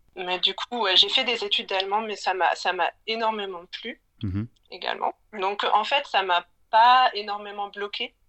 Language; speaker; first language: French; native; French